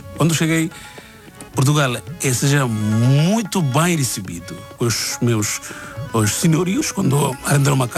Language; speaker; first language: Portuguese; non-native, learner; Bangla